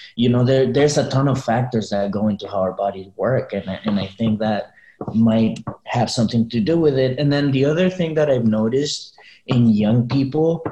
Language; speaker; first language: English; early bilingual, other home language; Spanish